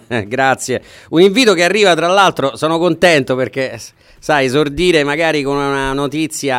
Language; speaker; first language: Italian; native; Italian